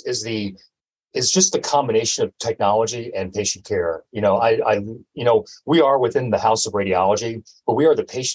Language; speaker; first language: English; native; English